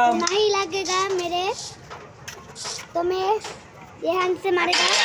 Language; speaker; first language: Hindi; non-native, learner; Bangla